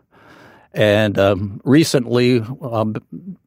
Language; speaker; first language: English; native; English